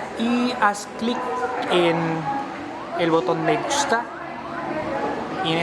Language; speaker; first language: Spanish; non-native, fluent; Filipino